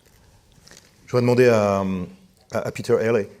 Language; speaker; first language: French; native; French